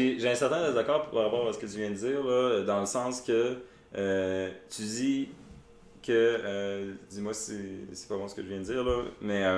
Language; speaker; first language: French; native; French